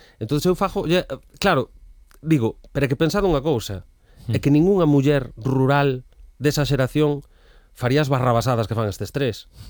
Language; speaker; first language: Galician; native; Galician